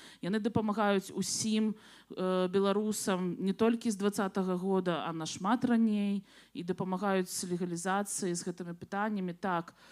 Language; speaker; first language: Belarusian; non-native, local second language; Russian